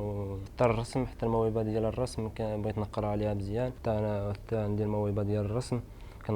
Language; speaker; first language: Arabic; non-native, local second language; Berber languages